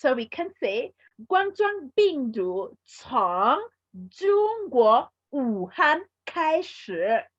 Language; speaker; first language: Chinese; non-native, fluent; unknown